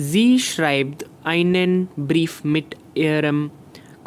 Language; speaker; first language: German; non-native, learner; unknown